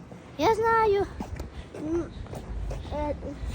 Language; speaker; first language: Russian; early bilingual, other home language; Tajik